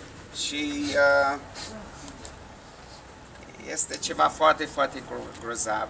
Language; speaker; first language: Romanian; non-native, learner; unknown